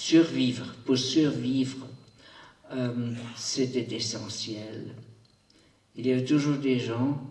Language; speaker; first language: French; non-native, local second language; German